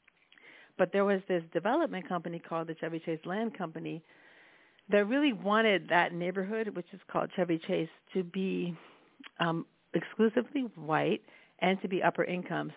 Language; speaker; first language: English; native; English